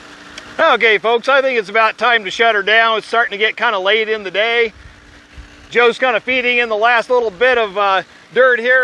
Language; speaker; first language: English; native; English